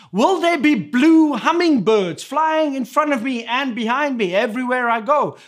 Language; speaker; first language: English; non-native, local second language; Afrikaans